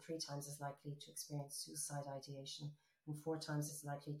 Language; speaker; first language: English; native; English